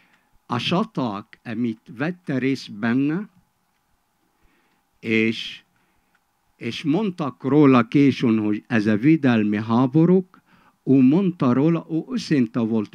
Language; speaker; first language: Hungarian; non-native, fluent; Arabic